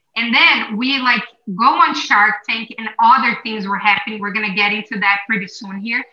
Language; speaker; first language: English; non-native, fluent; Portuguese